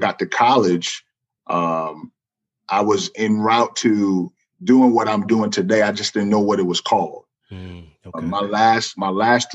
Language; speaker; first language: English; native; English